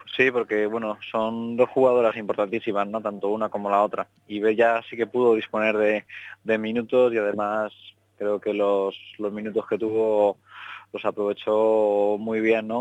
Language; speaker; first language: Spanish; native; Spanish